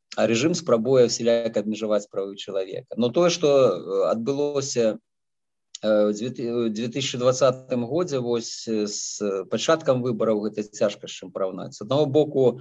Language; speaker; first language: Belarusian; native; Belarusian